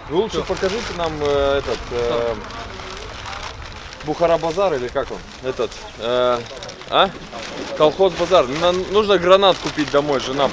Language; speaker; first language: Russian; native; Russian